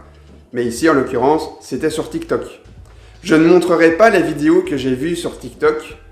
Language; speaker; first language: French; native; French